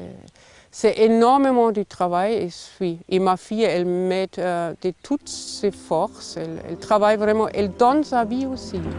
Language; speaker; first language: French; non-native, fluent; German